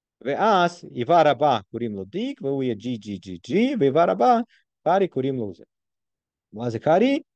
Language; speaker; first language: Hebrew; non-native, fluent; Russian